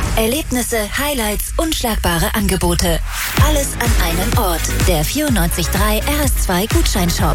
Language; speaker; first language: German; native; German